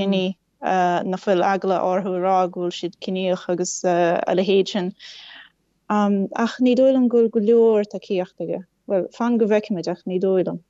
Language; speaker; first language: Irish; non-native, fluent; Portuguese